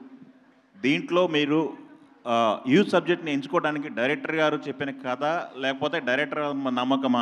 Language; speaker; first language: Telugu; native; Telugu